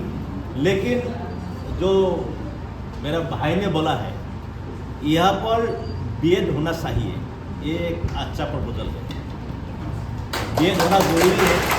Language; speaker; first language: Hindi; non-native, local second language; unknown